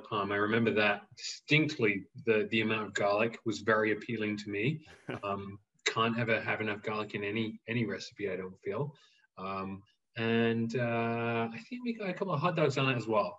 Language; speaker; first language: English; native; English